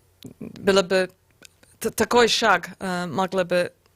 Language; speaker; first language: Russian; non-native, learner; English